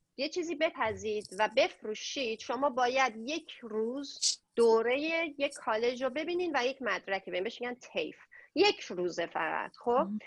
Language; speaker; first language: Persian; native; Persian